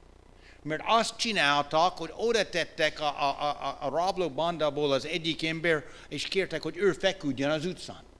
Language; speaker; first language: Hungarian; non-native, fluent; English